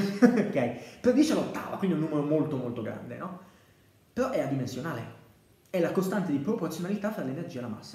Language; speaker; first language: Italian; native; Italian